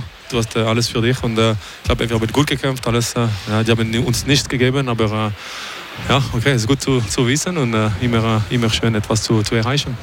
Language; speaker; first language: German; non-native, local second language; French